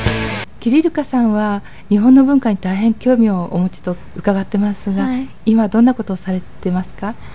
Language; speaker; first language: Japanese; native; Japanese